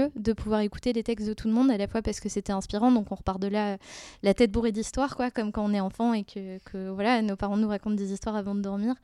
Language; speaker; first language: French; native; French